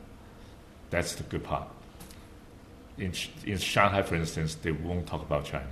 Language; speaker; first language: English; non-native, local second language; Cantonese